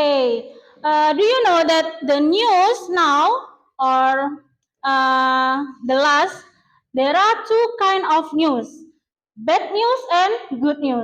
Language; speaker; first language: English; non-native, learner; Indonesian